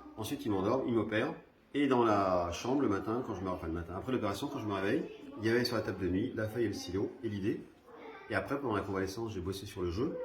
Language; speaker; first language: French; early bilingual, other home language; Spanish